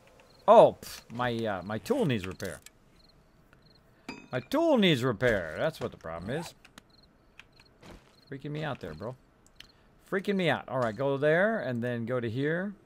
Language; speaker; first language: English; native; English